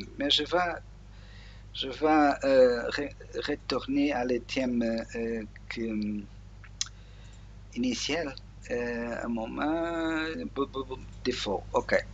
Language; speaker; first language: French; non-native, learner; Portuguese